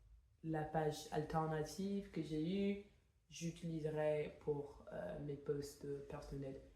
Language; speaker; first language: French; non-native, fluent; English